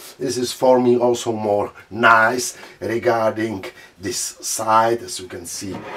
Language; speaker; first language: English; non-native, fluent; Czech